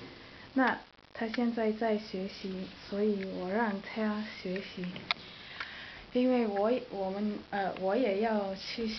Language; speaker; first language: Chinese; non-native, learner; Dutch